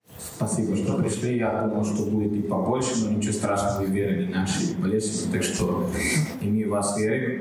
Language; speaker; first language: Russian; non-native, learner; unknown